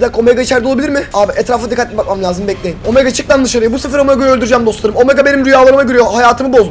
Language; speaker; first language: Turkish; native; Turkish